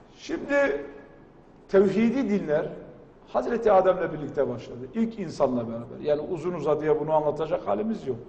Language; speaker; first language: Turkish; non-native, local second language; Kurdish